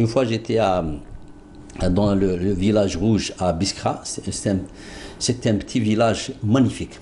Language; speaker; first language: French; non-native, local second language; Arabic